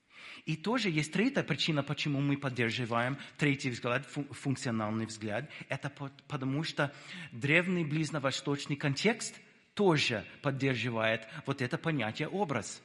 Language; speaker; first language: Russian; non-native, fluent; English